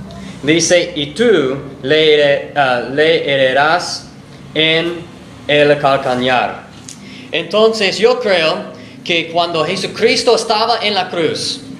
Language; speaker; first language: Spanish; non-native, fluent; English